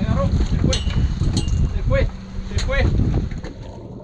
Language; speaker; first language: Spanish; non-native, learner; French